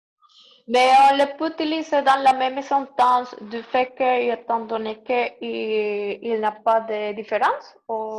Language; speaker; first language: French; non-native, learner; Spanish